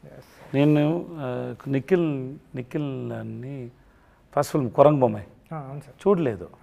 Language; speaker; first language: Telugu; non-native, learner; Tamil